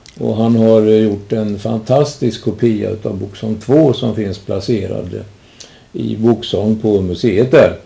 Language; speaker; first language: Swedish; native; Swedish